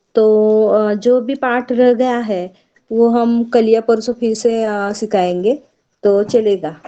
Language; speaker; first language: Hindi; non-native, local second language; Marathi